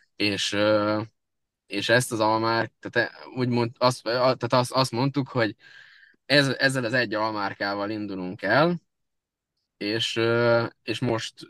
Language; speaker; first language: Hungarian; native; Hungarian